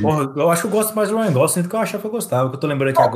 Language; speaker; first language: Portuguese; native; Portuguese